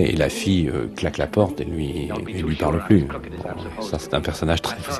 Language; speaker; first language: French; native; French